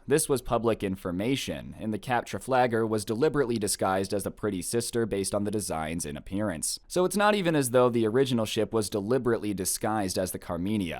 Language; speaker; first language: English; native; English